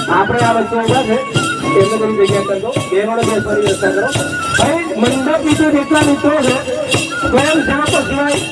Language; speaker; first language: Gujarati; non-native, local second language; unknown